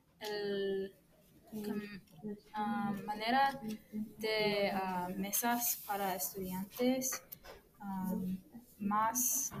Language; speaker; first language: Spanish; non-native, learner; English